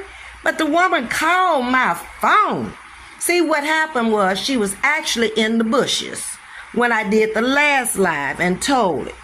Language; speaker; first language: English; native; English